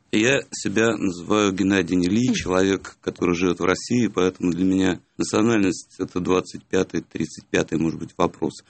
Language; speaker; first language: Russian; native; Russian